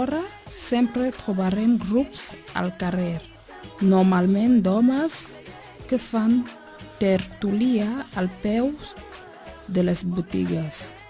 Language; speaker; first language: Catalan; non-native, fluent; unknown